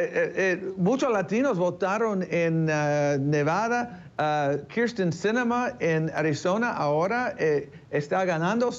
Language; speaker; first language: Spanish; early bilingual, heritage; English